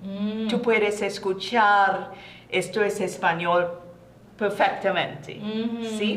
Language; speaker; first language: Spanish; non-native, learner; English